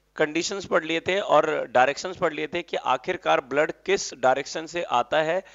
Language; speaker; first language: Hindi; native; Hindi